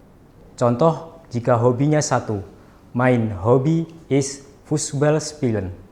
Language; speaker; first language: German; non-native, fluent; Indonesian